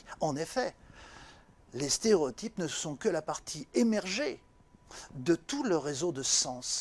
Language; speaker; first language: French; native; French